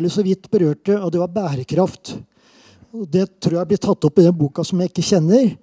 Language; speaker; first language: Norwegian; native; Norwegian